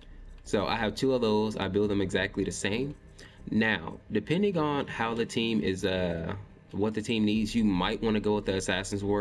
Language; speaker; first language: English; native; English